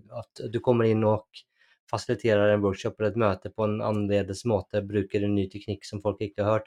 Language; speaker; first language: Norwegian; native; Norwegian